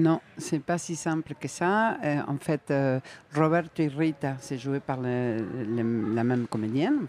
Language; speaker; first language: French; non-native, fluent; Spanish